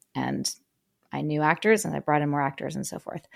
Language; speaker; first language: English; native; English